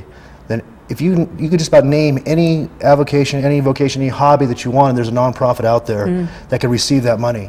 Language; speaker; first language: English; native; English